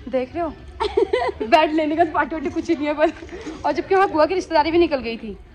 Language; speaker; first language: Hindi; native; Hindi